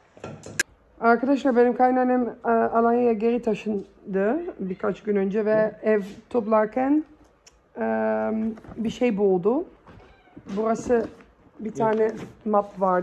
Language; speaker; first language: Turkish; early bilingual, heritage; Turkish